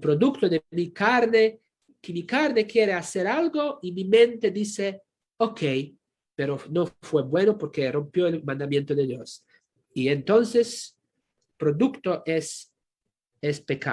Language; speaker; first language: Spanish; non-native, fluent; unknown